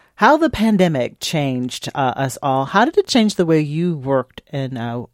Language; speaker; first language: English; native; English